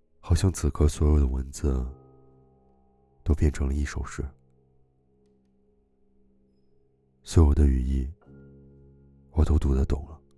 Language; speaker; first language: Chinese; native; Chinese